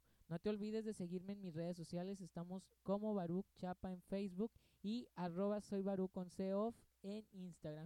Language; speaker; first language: Spanish; native; Spanish